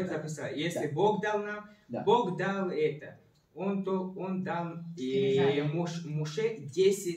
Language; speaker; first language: Russian; early bilingual, heritage; Russian